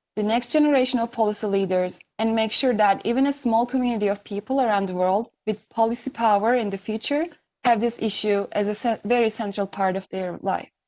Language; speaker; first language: English; non-native, fluent; Turkish